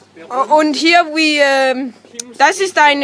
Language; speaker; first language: German; non-native, learner; Danish